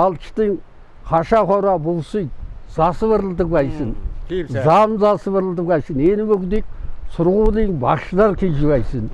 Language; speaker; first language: Mongolian; non-native, local second language; Kazakh